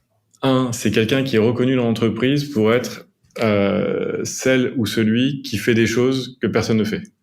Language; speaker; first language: French; native; French